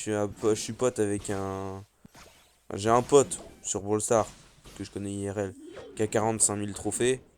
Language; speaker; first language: French; native; French